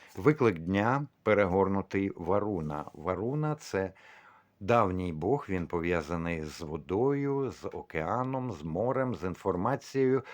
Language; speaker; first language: Ukrainian; non-native, local second language; Russian